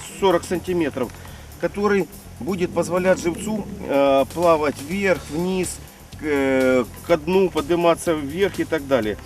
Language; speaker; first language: Russian; native; Russian